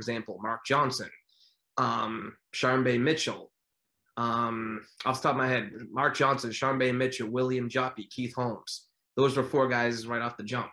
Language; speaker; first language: English; native; English